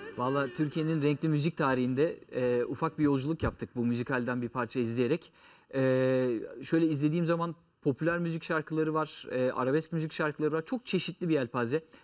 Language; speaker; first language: Turkish; native; Turkish